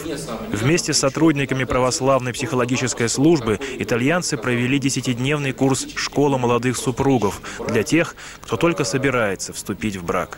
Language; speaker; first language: Russian; native; Russian